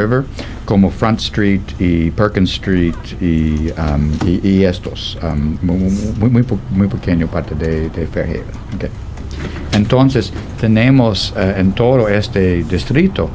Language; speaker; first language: Spanish; non-native, fluent; English